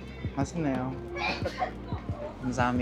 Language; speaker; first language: Korean; non-native, learner; Indonesian